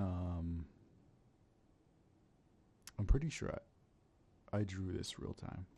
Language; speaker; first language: English; native; English